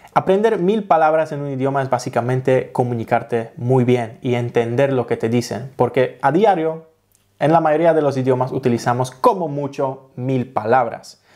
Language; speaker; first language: Spanish; non-native, fluent; Polish